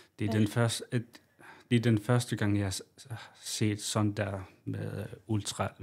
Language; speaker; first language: Danish; non-native, local second language; Kalaallisut